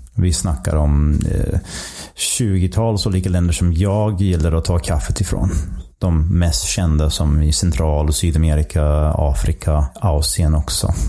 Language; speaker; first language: Swedish; non-native, fluent; English